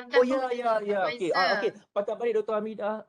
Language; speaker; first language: Malay; native; Malay